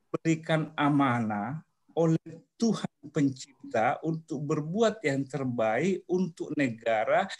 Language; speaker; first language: Indonesian; native; Indonesian